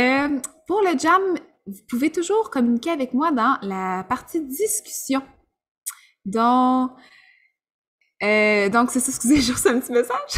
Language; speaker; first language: French; native; French